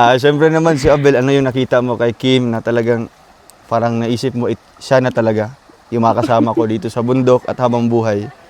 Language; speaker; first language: Filipino; non-native, local second language; Cebuano